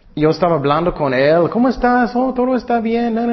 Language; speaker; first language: Spanish; non-native, fluent; English